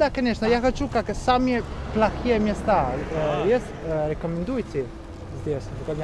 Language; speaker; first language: Russian; non-native, learner; Italian